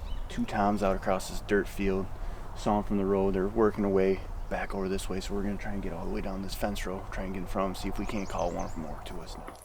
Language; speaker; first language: English; native; English